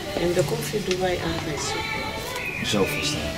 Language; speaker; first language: Dutch; non-native, learner; Amharic